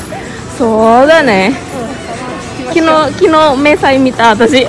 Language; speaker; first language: Japanese; non-native, fluent; Indonesian